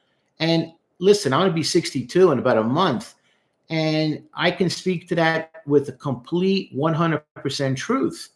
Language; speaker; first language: English; native; English